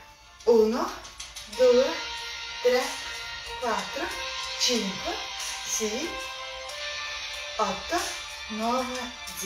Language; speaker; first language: Italian; non-native, learner; Russian